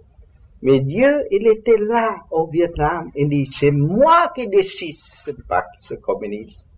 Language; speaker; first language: French; non-native, learner; Vietnamese